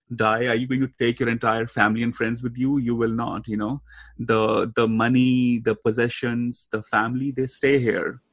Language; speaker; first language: English; non-native, local second language; Hindi